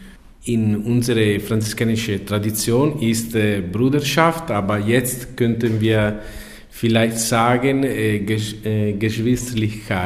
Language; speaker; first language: German; non-native, fluent; Italian